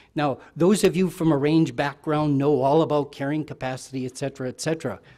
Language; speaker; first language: English; native; English